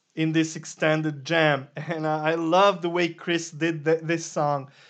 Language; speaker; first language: English; non-native, fluent; Serbian